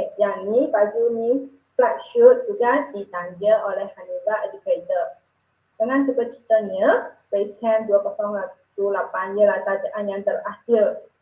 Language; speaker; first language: Malay; non-native, local second language; Chinese